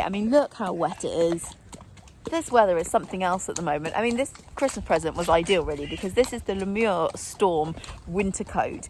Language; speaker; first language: English; native; English